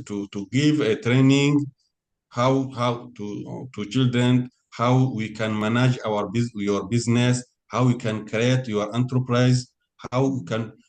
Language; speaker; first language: English; non-native, learner; French